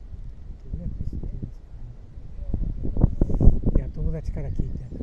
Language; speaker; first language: Japanese; native; Japanese